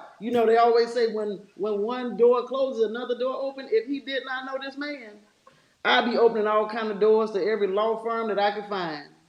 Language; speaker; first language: English; native; English